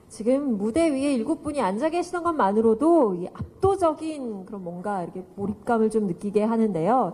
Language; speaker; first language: Korean; native; Korean